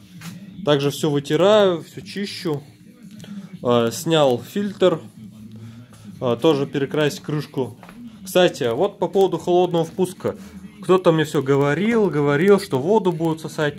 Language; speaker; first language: Russian; native; Russian